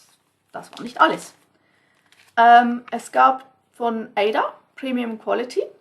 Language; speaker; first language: German; non-native, fluent; English